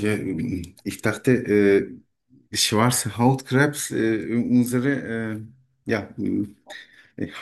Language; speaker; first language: German; non-native, learner; Turkish